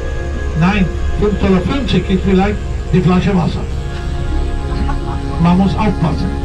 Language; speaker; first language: German; non-native, fluent; Spanish